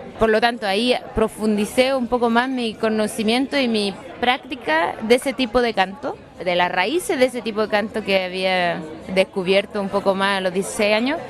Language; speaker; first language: Spanish; early bilingual, heritage; Spanish